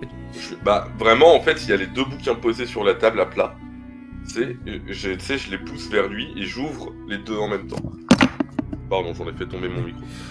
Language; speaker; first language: French; native; French